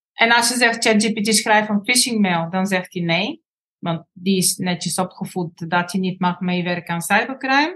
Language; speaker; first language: Dutch; non-native, fluent; Bulgarian